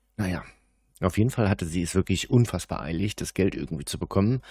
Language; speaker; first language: German; native; German